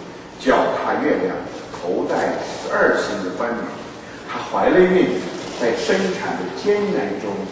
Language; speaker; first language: Chinese; native; Chinese